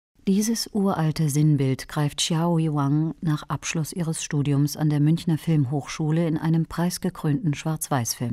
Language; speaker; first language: German; native; German